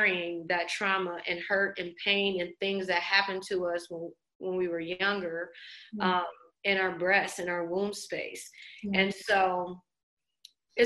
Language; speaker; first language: English; native; English